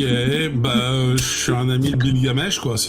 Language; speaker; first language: French; native; French